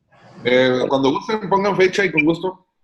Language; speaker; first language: Spanish; native; Spanish